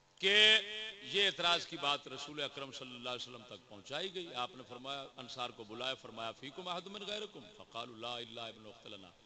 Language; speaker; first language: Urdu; non-native, local second language; Punjabi